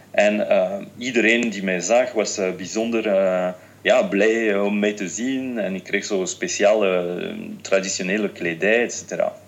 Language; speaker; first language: Dutch; non-native, fluent; French